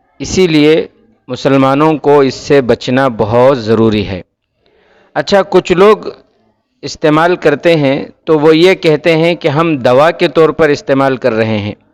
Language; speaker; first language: Urdu; native; Urdu